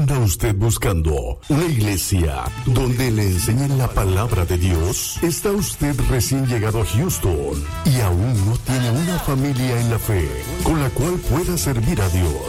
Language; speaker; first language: Spanish; native; Spanish